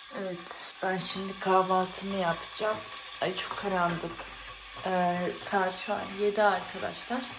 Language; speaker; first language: Turkish; early bilingual, heritage; Turkish